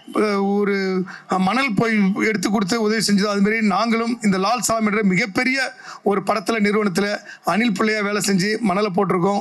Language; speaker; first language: Tamil; native; Tamil